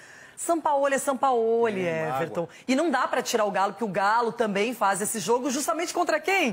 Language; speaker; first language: Portuguese; native; Portuguese